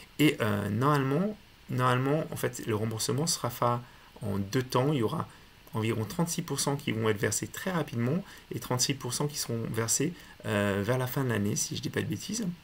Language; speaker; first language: French; native; French